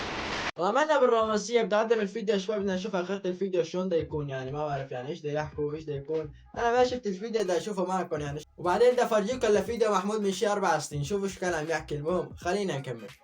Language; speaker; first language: Arabic; native; Arabic